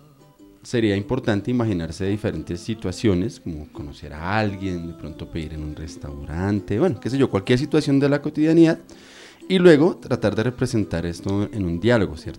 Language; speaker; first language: Spanish; native; Spanish